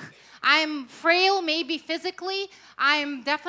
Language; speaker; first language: English; non-native, fluent; Russian